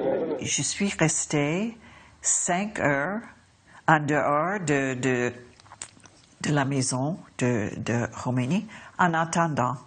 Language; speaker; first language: French; non-native, fluent; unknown